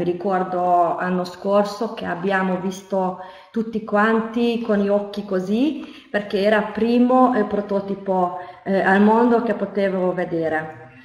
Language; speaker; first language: Italian; non-native, fluent; Hungarian